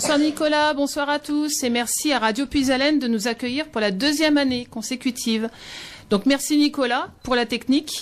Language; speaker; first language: French; native; French